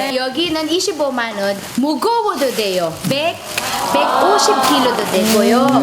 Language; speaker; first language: Korean; non-native, learner; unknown